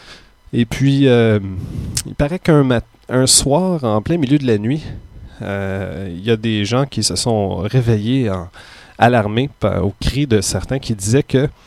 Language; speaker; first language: French; native; French